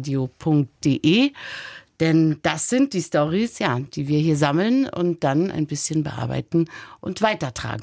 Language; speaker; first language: German; native; German